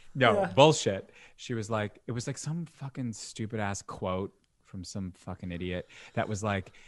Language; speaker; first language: English; native; English